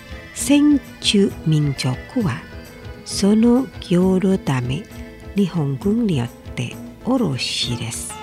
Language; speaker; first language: Japanese; non-native, fluent; Indonesian